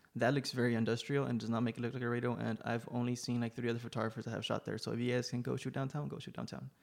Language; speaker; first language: English; native; English